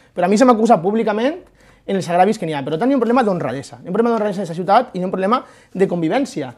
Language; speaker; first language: Catalan; native; Catalan